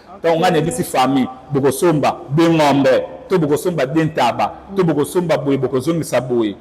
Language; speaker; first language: Lingala; non-native, local second language; Kongo